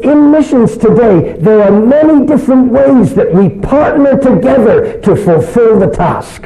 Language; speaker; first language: English; early bilingual, other home language; Chinese